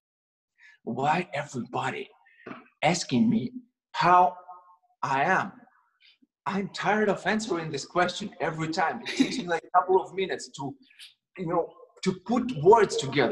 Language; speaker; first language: English; non-native, fluent; Russian